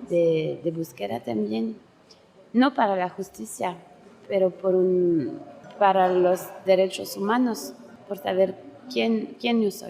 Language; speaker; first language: Spanish; non-native, learner; French